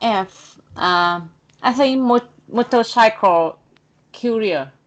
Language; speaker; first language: English; non-native, learner; Vietnamese